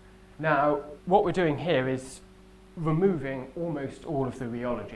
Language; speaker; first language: English; native; English